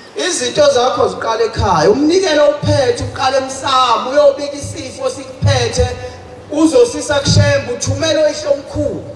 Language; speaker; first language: Zulu; native; Zulu